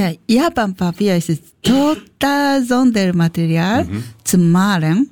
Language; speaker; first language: German; non-native, learner; Japanese